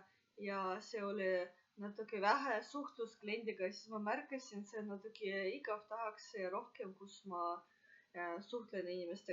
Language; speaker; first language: Estonian; non-native, local second language; Russian